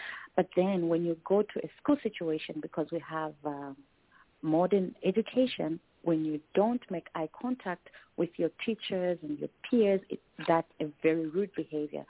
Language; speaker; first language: English; non-native, local second language; Tumbuka